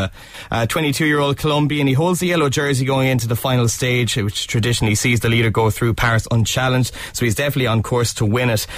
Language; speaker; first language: English; native; English